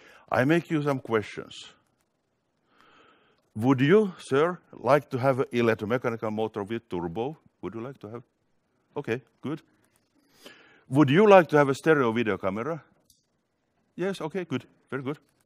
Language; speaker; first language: English; non-native, fluent; Finnish